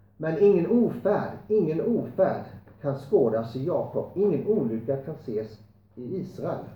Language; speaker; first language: Swedish; non-native, fluent; English